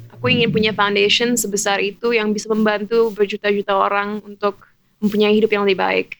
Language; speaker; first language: Indonesian; early bilingual, heritage; German